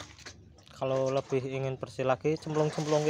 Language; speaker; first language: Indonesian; non-native, local second language; Javanese